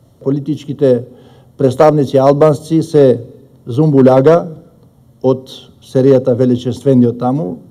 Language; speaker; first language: Macedonian; non-native, local second language; Albanian